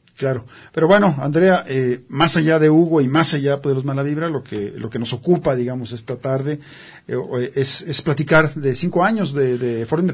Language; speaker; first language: Spanish; native; Spanish